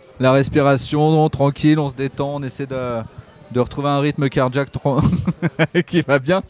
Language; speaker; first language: French; native; French